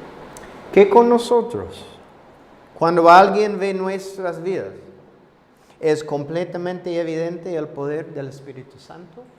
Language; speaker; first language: Spanish; non-native, fluent; English